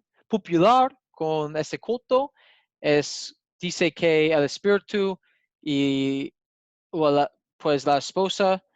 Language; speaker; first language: Spanish; non-native, learner; English